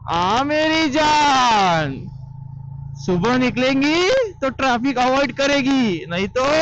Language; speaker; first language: Hindi; non-native, local second language; Marathi